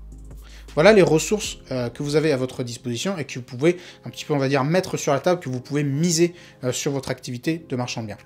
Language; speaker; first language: French; native; French